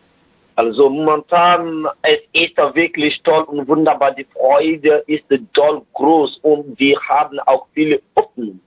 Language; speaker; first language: German; non-native, fluent; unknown